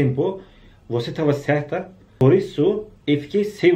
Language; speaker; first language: Portuguese; non-native, learner; Turkish